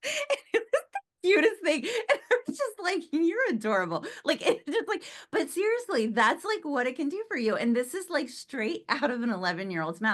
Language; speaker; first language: English; native; English